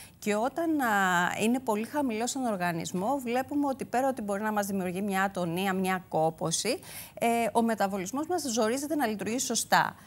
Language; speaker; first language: Greek; native; Greek